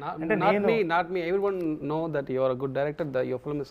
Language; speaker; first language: Telugu; non-native, learner; Tamil